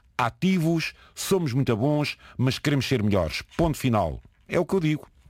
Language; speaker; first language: Portuguese; native; Portuguese